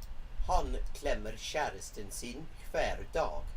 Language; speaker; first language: Norwegian; non-native, fluent; English